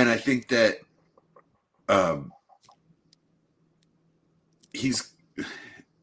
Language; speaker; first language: English; native; English